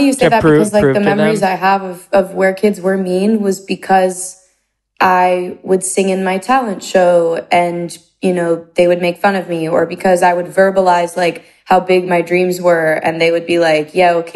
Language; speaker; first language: English; native; English